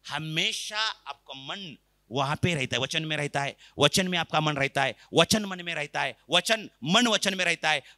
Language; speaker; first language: Hindi; non-native, local second language; Marathi